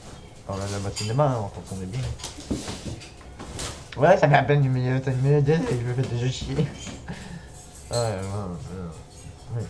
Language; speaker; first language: French; native; French